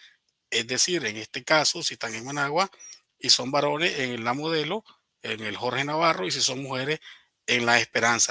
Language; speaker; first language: Spanish; native; Spanish